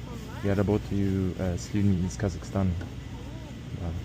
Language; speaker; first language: Russian; non-native, learner; English